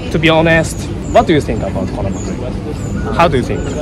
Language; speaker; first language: English; non-native, learner; Japanese